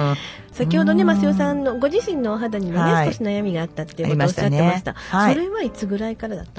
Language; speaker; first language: Japanese; native; Japanese